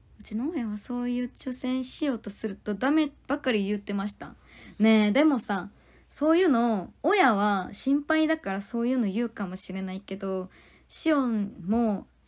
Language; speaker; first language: Japanese; non-native, fluent; Korean